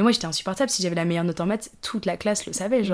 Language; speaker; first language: French; native; French